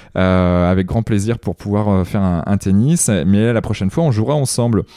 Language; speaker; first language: French; native; French